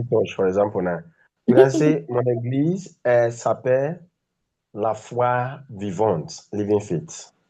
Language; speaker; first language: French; non-native, fluent; English